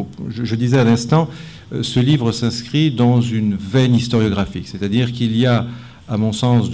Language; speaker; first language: French; native; French